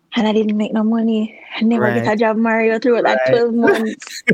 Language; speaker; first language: English; non-native, local second language; Jamaican Creole English